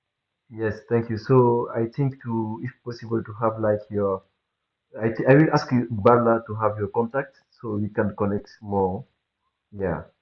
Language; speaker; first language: English; non-native, local second language; Wolof